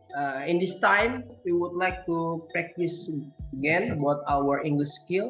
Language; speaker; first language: English; non-native, learner; Indonesian